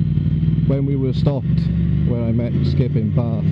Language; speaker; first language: English; native; English